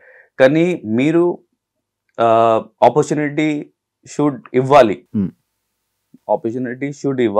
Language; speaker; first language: Telugu; non-native, local second language; Hindi